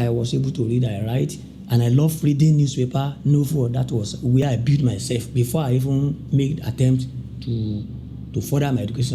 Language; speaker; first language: English; non-native, local second language; Yoruba